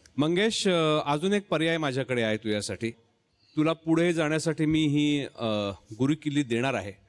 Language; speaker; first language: Marathi; native; Marathi